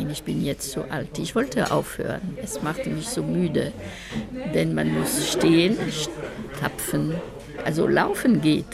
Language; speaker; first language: German; non-native, fluent; French